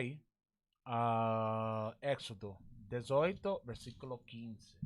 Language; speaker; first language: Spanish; non-native, learner; English